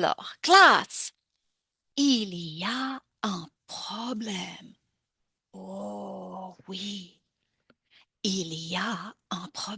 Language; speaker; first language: French; non-native, fluent; English